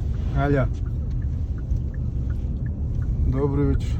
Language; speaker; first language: Russian; non-native, local second language; Kyrgyz